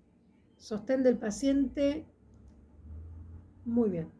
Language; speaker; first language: Spanish; native; Spanish